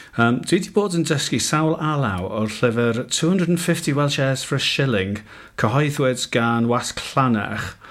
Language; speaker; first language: Welsh; non-native, fluent; English